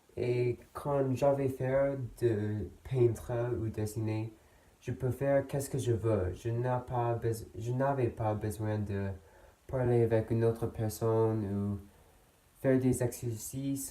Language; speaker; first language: French; non-native, learner; English